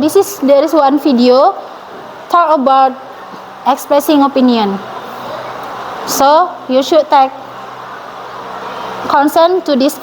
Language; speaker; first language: English; non-native, learner; Indonesian